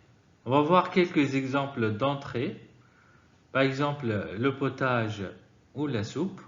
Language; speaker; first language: French; non-native, fluent; Arabic